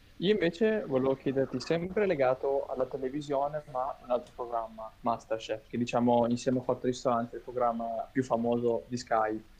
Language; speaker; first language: Italian; native; Italian